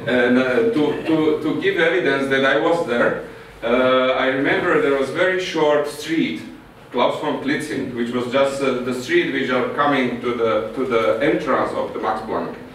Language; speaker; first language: English; non-native, fluent; Slovak